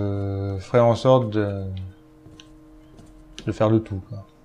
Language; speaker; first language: French; native; French